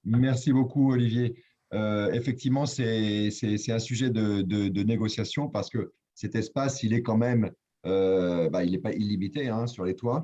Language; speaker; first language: French; native; French